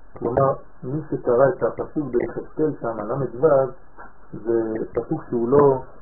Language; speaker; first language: Hebrew; non-native, fluent; French